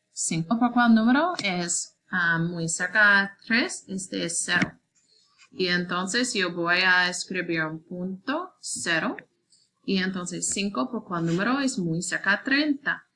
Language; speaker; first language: Spanish; non-native, learner; English